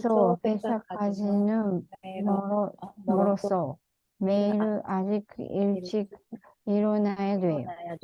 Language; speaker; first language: Korean; non-native, learner; Japanese